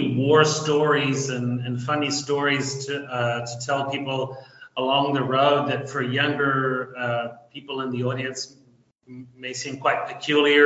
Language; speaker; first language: English; native; English